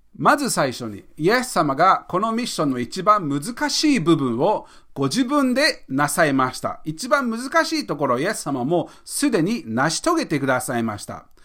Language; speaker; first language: Japanese; non-native, fluent; English